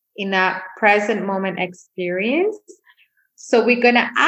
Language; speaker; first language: English; non-native, fluent; Portuguese